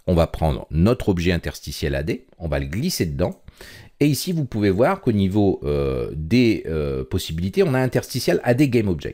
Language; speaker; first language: French; native; French